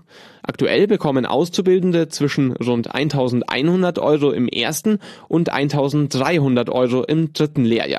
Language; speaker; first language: German; native; German